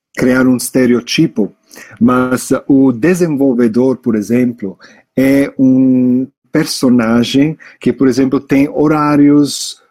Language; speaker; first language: Portuguese; non-native, fluent; English